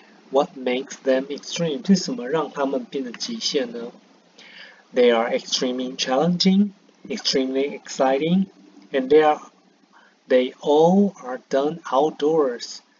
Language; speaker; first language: English; non-native, fluent; Chinese